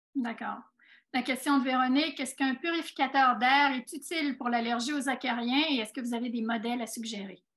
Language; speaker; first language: French; native; French